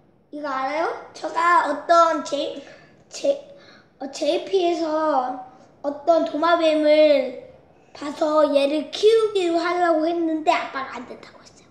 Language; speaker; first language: Korean; early bilingual, heritage; Korean